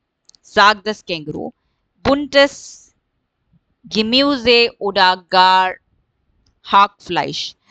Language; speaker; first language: German; non-native, fluent; Hindi